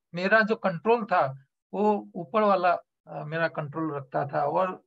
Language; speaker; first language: Hindi; non-native, local second language; Gujarati